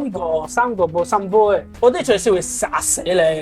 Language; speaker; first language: Cantonese; non-native, learner; Italian